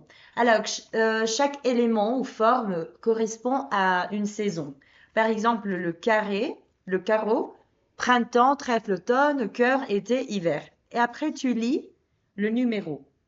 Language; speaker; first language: French; non-native, fluent; Spanish